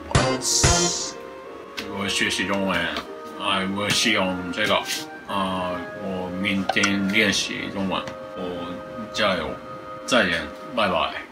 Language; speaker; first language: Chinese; non-native, learner; Japanese